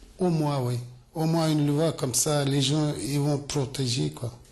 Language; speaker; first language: French; non-native, learner; Turkish